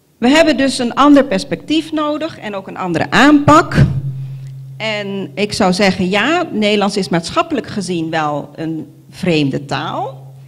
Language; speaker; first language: Dutch; non-native, local second language; Papiamento